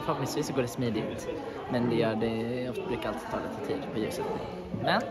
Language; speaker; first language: Swedish; native; Swedish